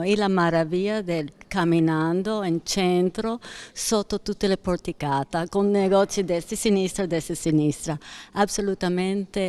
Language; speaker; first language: Italian; non-native, fluent; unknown